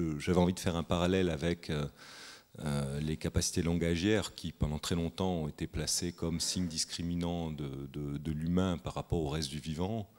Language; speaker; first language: French; native; French